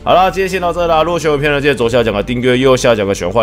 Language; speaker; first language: Chinese; native; Chinese